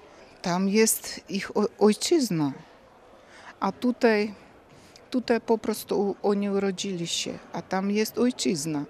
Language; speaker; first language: Polish; early bilingual, heritage; Russian